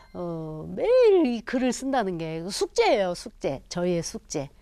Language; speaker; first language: Korean; native; Korean